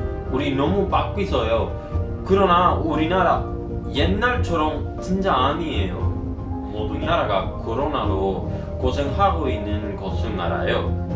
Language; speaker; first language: Korean; non-native, learner; Spanish